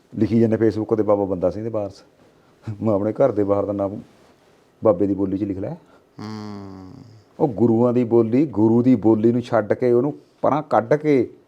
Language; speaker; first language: Punjabi; native; Punjabi